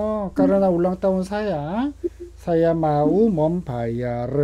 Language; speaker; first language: Indonesian; non-native, learner; Korean